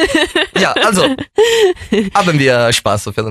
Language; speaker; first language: German; non-native, fluent; Italian